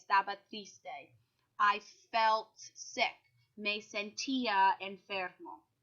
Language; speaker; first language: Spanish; non-native, fluent; English